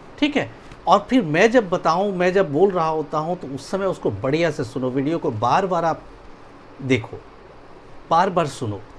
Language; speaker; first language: Hindi; native; Hindi